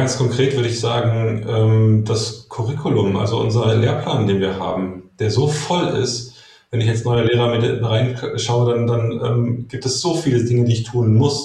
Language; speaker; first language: German; native; German